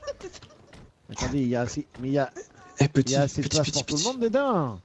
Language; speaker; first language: French; native; French